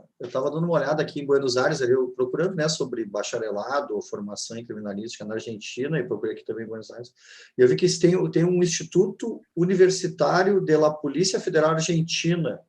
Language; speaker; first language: Portuguese; native; Portuguese